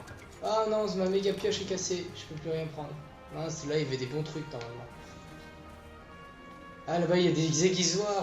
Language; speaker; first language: French; native; French